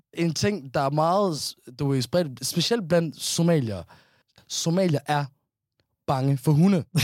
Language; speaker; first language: Danish; early bilingual, other home language; Somali